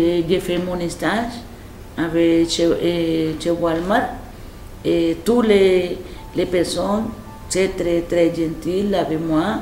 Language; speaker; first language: French; non-native, learner; Spanish